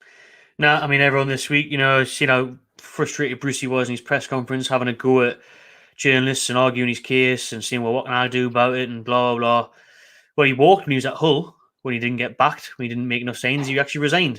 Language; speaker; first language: English; native; English